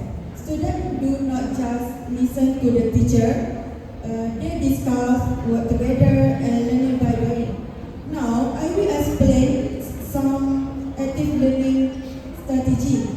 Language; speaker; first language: English; non-native, learner; Malay